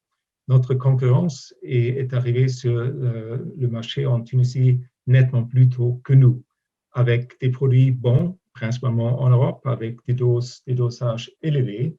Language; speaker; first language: French; non-native, fluent; German